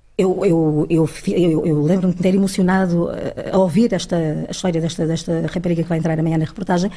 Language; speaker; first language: Portuguese; early bilingual, other home language; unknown